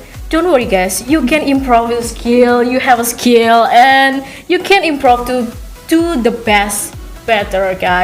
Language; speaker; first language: English; non-native, learner; Indonesian